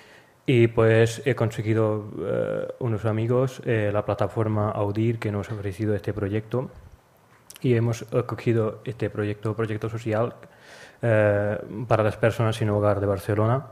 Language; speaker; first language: Spanish; non-native, learner; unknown